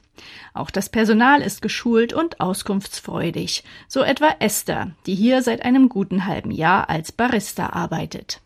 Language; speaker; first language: German; native; German